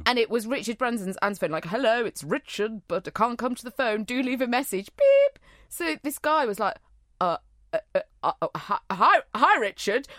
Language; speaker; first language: English; native; English